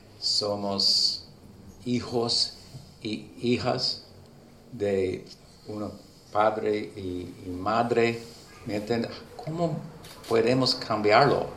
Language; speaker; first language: Spanish; non-native, learner; English